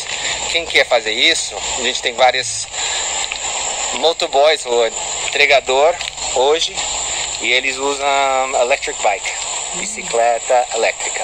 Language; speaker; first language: Portuguese; non-native, fluent; English